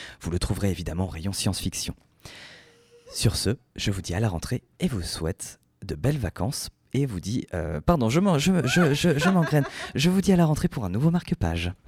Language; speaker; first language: French; native; French